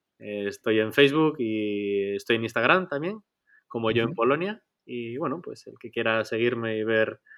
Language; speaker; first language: Spanish; native; Spanish